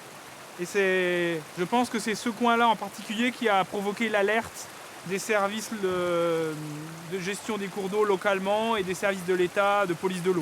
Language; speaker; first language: French; native; French